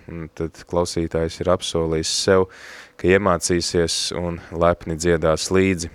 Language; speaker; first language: Latvian; native; Latvian